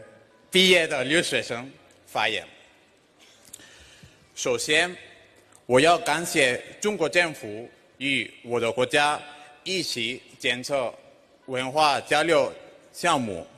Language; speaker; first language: Chinese; non-native, fluent; Spanish